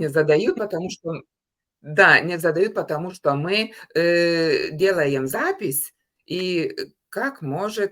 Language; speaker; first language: Russian; non-native, fluent; Lithuanian